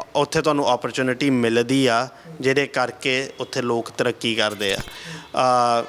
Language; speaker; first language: Punjabi; early bilingual, heritage; Punjabi